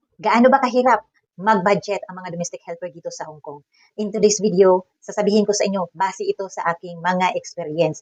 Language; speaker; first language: Filipino; native; Filipino